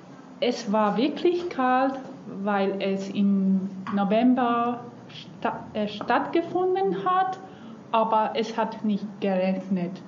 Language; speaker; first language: German; non-native, learner; Spanish